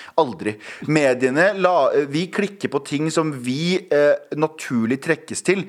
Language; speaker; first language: Norwegian; early bilingual, other home language; Kurdish